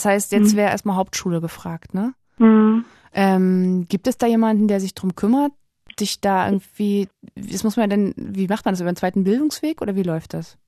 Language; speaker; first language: German; native; German